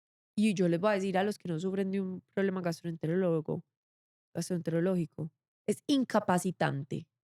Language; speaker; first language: Spanish; native; Spanish